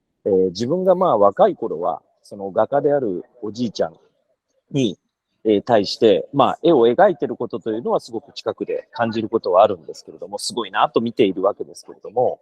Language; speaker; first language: Japanese; native; Japanese